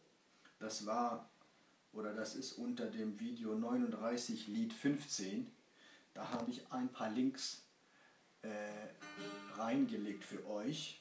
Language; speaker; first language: German; early bilingual, other home language; Kurdish